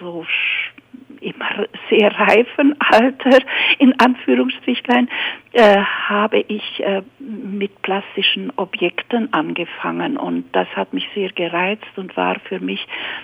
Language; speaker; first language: German; native; German